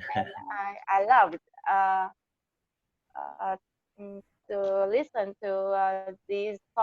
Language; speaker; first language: English; non-native, learner; Vietnamese